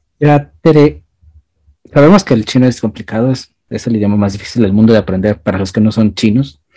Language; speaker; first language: Spanish; native; Spanish